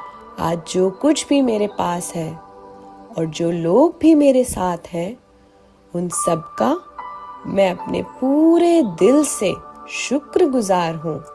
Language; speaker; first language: Hindi; native; Hindi